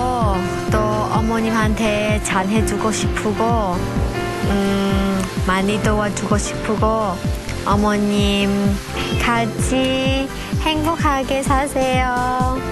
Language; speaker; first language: Korean; non-native, learner; Vietnamese